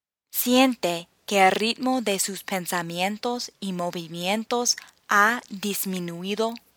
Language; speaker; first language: Spanish; non-native, fluent; English